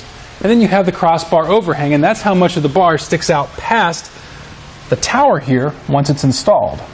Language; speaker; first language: English; native; English